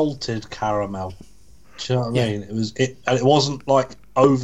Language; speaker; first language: English; native; English